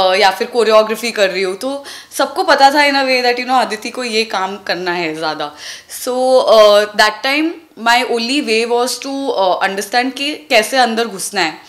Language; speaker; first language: Hindi; non-native, local second language; Tulu